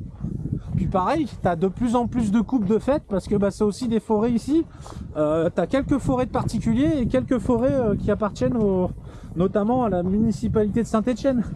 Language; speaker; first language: French; native; French